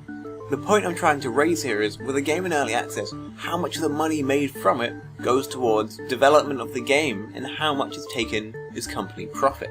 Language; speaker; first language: English; native; English